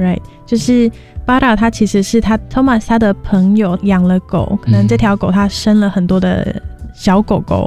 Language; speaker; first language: Chinese; native; Chinese